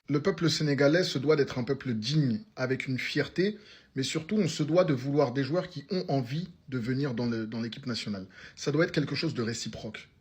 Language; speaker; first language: French; early bilingual, other home language; Wolof